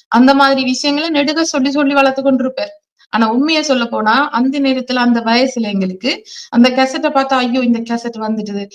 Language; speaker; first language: Tamil; early bilingual, heritage; Tamil